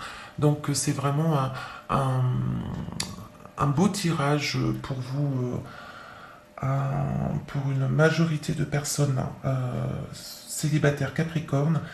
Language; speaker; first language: French; native; French